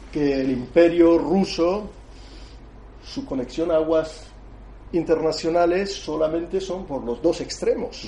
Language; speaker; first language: Spanish; non-native, fluent; Persian